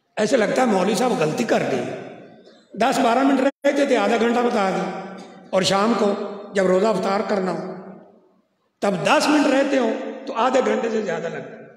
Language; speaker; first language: Urdu; non-native, local second language; Punjabi